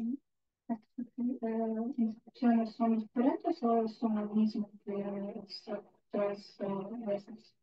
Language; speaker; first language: Spanish; non-native, learner; Russian